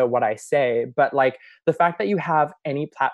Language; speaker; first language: English; native; English